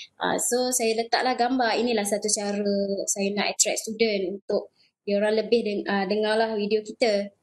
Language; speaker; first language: Malay; native; Malay